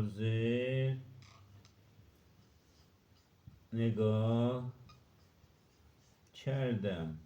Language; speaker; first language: Persian; non-native, local second language; Azerbaijani